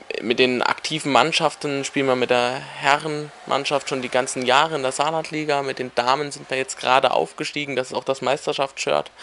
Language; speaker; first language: German; native; German